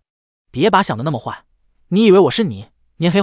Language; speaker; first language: Chinese; native; Chinese